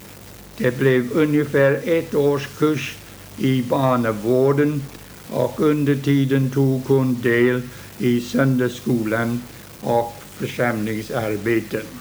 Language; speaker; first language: Swedish; early bilingual, heritage; Swedish